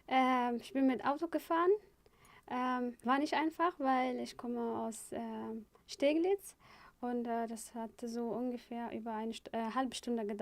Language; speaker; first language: German; non-native, fluent; Arabic